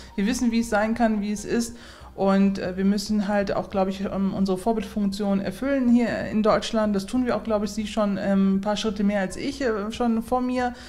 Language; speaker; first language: German; native; German